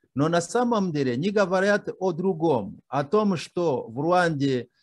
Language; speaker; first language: Russian; non-native, fluent; Kinyarwanda